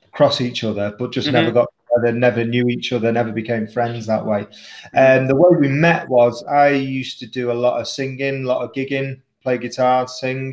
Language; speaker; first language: English; native; English